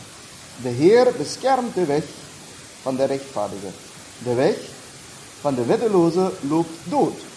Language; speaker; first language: German; non-native, learner; Dutch